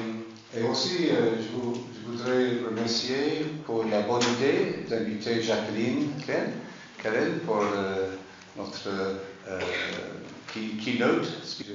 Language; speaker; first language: French; non-native, learner; English